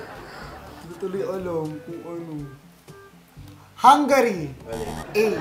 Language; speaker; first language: Filipino; native; Filipino